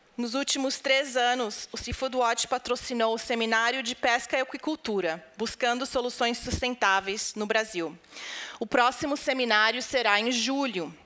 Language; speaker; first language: Portuguese; native; Portuguese